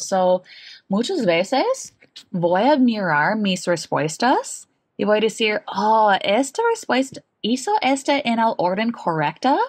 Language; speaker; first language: Spanish; non-native, fluent; English